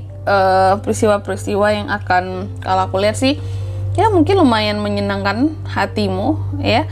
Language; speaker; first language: Indonesian; native; Indonesian